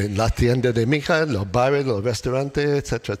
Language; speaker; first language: Spanish; non-native, learner; English